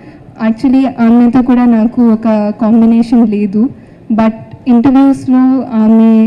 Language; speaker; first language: Telugu; non-native, fluent; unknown